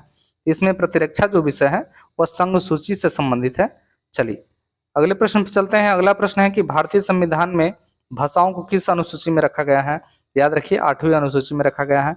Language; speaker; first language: Hindi; native; Hindi